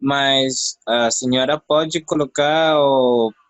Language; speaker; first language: Portuguese; non-native, learner; Spanish